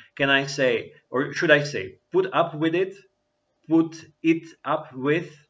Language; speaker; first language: English; non-native, fluent; Czech